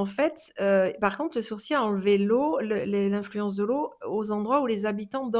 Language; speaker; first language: French; native; French